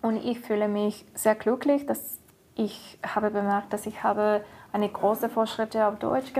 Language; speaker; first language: German; non-native, learner; Spanish